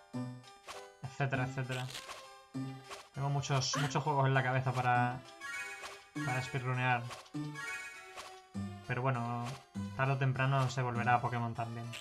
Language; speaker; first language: Spanish; native; Spanish